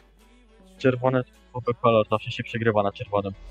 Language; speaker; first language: Polish; native; Polish